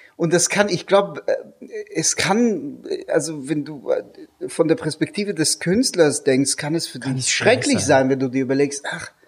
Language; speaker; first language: German; non-native, fluent; Hebrew